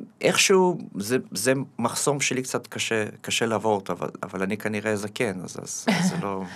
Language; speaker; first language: Hebrew; early bilingual, other home language; Russian